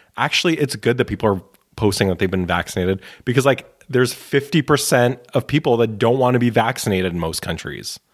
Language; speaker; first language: English; native; English